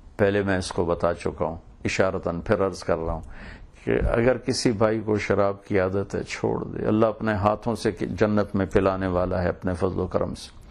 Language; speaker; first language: Urdu; non-native, local second language; Punjabi